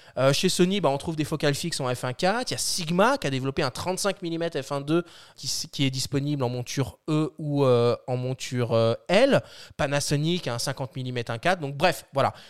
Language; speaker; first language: French; native; French